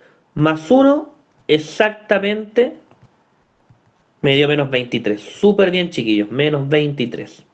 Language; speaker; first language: Spanish; native; Spanish